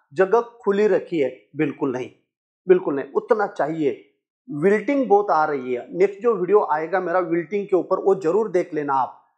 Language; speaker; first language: Hindi; non-native, local second language; Marathi